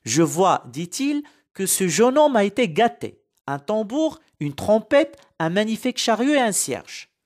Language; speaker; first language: French; non-native, local second language; Arabic